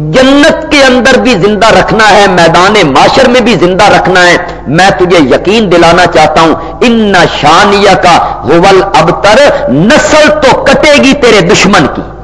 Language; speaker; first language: Urdu; non-native, local second language; Punjabi